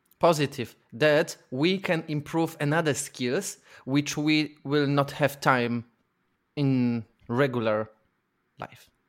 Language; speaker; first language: English; non-native, fluent; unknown